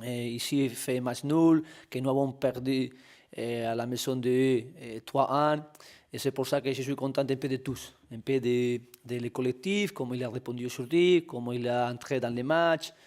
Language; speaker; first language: French; non-native, learner; Spanish